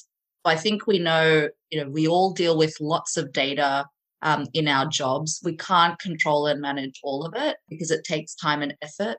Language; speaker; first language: English; native; English